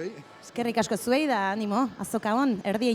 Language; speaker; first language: Basque; native; Basque